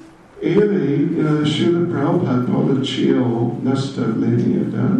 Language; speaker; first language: Russian; non-native, learner; English